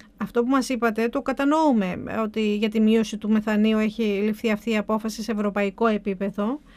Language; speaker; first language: Greek; native; Greek